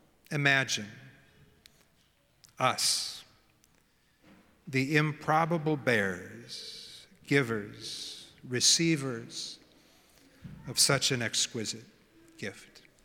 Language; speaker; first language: English; native; English